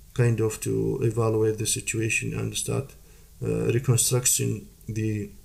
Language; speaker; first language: English; non-native, fluent; Arabic